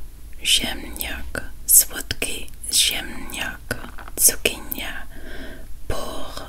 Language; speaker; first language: Polish; non-native, learner; Dutch